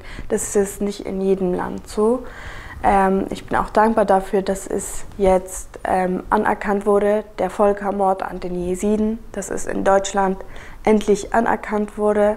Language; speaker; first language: German; early bilingual, other home language; Kurdish